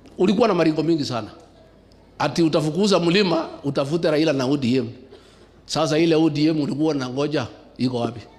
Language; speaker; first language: Swahili; non-native, local second language; Kikuyu